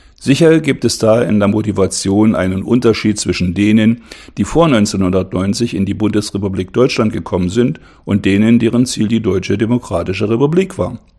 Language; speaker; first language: German; native; German